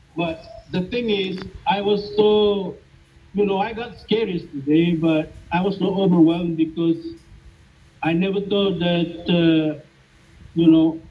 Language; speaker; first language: English; non-native, fluent; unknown